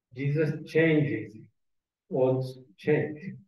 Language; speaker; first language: English; non-native, fluent; Portuguese